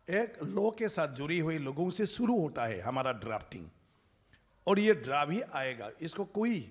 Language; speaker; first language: Hindi; non-native, local second language; Bodo